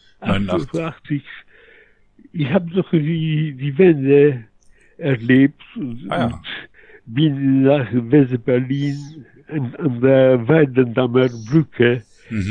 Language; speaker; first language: German; early bilingual, heritage; Polish